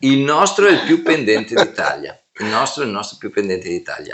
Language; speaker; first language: Italian; native; Italian